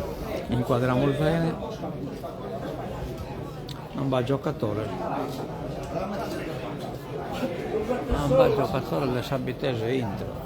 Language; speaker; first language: Italian; native; Italian